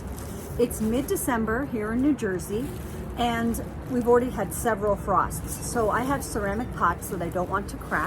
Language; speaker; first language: English; native; English